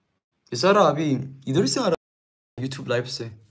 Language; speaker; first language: English; non-native, fluent; Korean